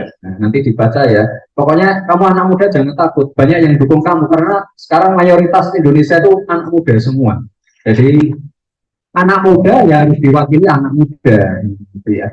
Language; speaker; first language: Indonesian; native; Indonesian